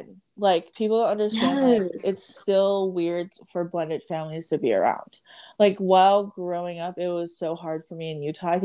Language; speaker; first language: English; native; English